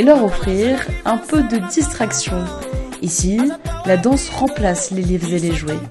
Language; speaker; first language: French; native; French